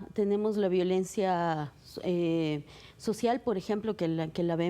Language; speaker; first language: Spanish; native; Spanish